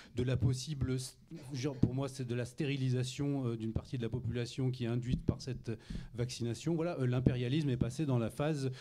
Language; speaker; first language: French; native; French